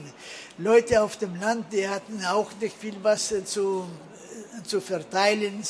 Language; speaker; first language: German; early bilingual, heritage; German